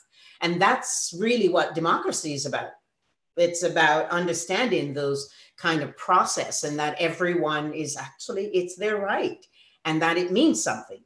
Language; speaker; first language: English; native; English